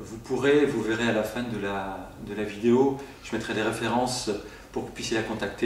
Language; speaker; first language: French; native; French